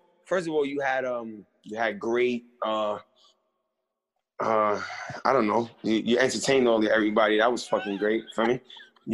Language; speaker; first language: English; native; English